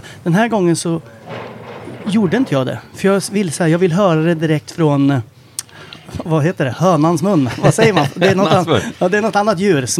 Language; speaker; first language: Swedish; native; Swedish